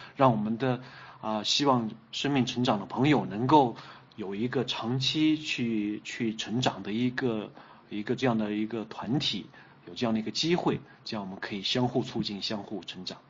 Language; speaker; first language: Chinese; native; Chinese